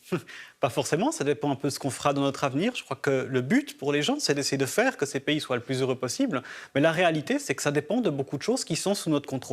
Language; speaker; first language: French; native; French